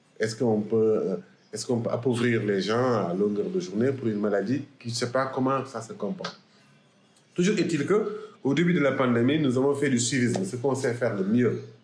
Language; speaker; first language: French; non-native, local second language; Wolof